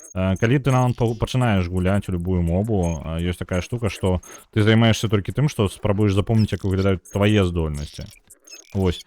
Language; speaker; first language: Belarusian; non-native, local second language; Russian